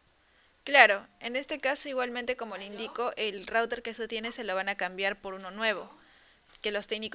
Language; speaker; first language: Spanish; native; Spanish